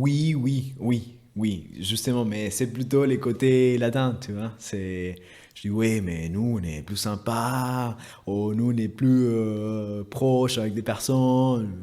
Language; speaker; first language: French; non-native, fluent; Spanish